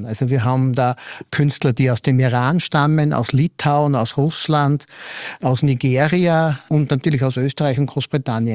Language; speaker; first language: German; native; German